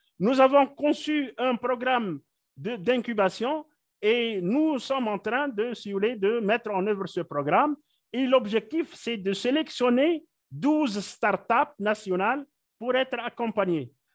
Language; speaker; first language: French; non-native, local second language; Arabic